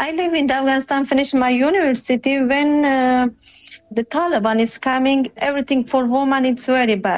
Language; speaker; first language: English; non-native, learner; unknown